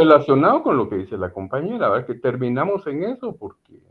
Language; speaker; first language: Spanish; native; Spanish